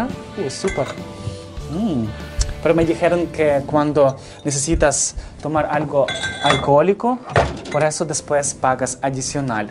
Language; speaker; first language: Spanish; non-native, fluent; Ukrainian